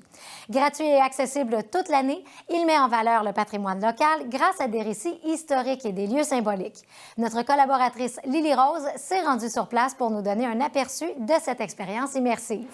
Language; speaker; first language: French; native; French